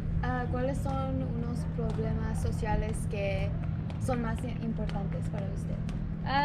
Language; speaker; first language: Spanish; non-native, learner; English